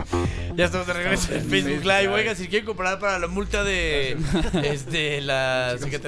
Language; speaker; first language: Spanish; native; Spanish